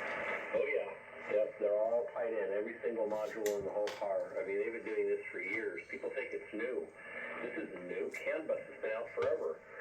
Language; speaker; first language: English; native; English